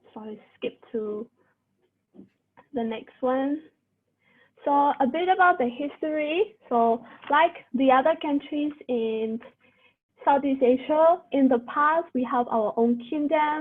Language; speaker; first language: English; non-native, fluent; Burmese